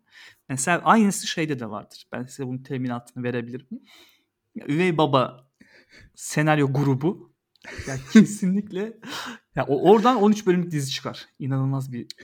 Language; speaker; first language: Turkish; native; Turkish